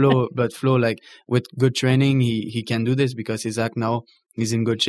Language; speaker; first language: English; native; English